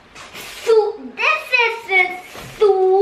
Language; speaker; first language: English; early bilingual, heritage; English